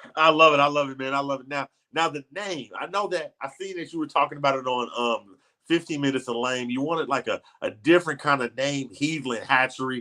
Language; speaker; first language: English; native; English